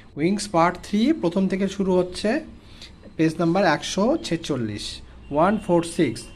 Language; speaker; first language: Bangla; native; Bangla